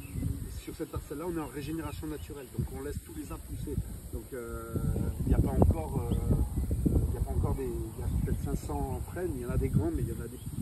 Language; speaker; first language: French; native; French